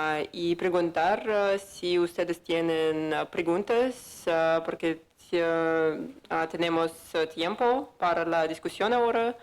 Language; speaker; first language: Spanish; non-native, fluent; Russian